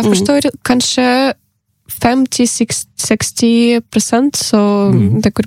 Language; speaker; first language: Norwegian; non-native, learner; Ukrainian